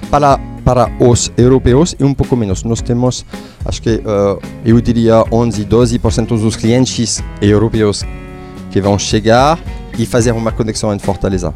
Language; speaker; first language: Portuguese; non-native, fluent; French